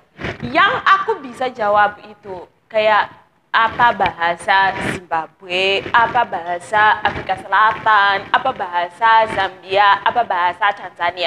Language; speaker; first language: Indonesian; non-native, fluent; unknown